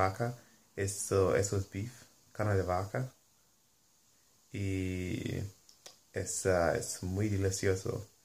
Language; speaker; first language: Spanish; non-native, learner; English